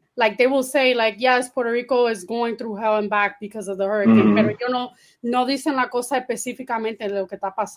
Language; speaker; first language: Spanish; early bilingual, heritage; Spanish